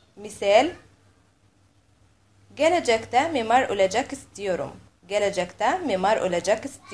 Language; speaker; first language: Turkish; non-native, fluent; Arabic